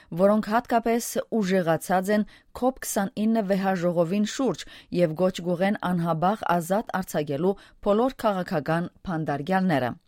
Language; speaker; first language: Armenian; early bilingual, heritage; Armenian